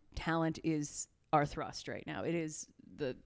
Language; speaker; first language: English; native; English